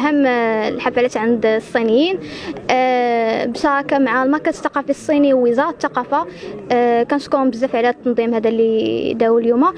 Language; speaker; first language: Arabic; native; Arabic